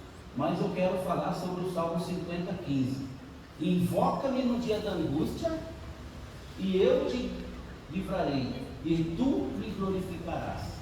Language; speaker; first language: Portuguese; native; Portuguese